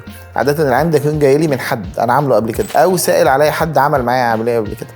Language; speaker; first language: Arabic; native; Arabic